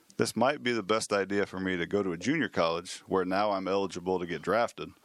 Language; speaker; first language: English; native; English